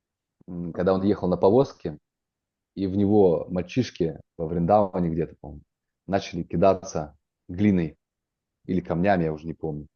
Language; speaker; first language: Russian; native; Russian